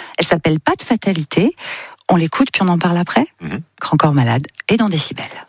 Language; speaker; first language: French; native; French